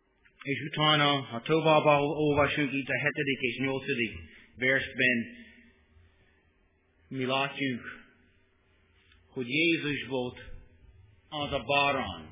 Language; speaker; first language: Hungarian; non-native, learner; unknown